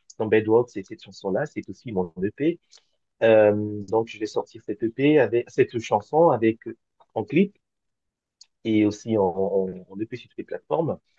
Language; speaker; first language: French; native; French